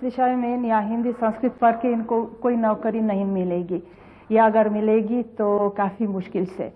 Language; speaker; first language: Hindi; non-native, fluent; Hungarian